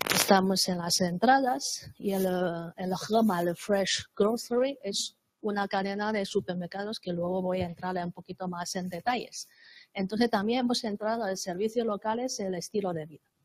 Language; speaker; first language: Spanish; non-native, fluent; Chinese